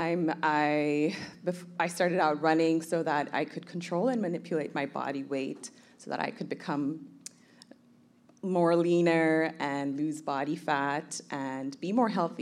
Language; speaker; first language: English; non-native, local second language; Somali